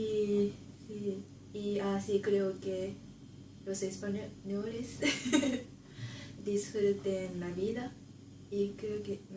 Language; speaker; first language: Spanish; non-native, learner; Japanese